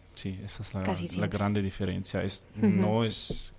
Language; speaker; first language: Spanish; non-native, fluent; Danish